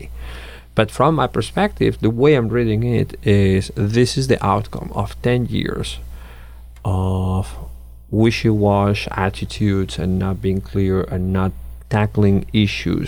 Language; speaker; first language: English; non-native, fluent; Catalan